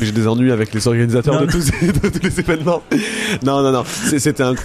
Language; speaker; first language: French; native; French